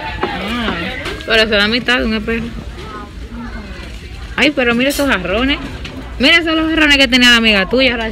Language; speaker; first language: Spanish; native; Spanish